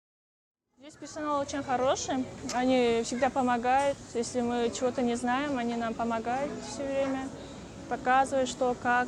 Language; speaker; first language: Russian; non-native, local second language; Kyrgyz